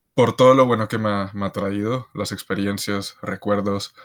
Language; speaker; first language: Spanish; native; Spanish